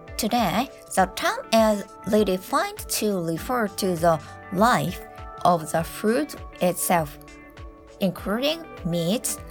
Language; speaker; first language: English; non-native, learner; Japanese